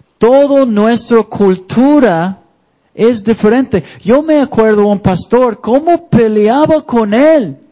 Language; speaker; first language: Spanish; non-native, fluent; English